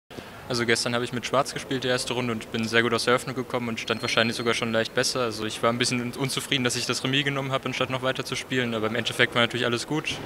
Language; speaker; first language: German; native; German